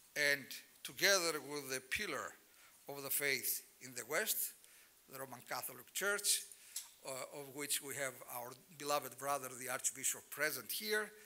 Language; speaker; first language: English; non-native, fluent; Greek